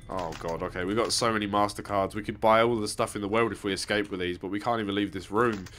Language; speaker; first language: English; native; English